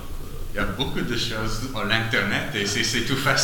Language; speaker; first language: French; non-native, learner; English